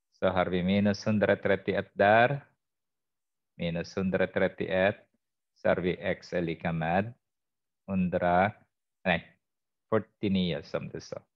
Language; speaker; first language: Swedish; non-native, fluent; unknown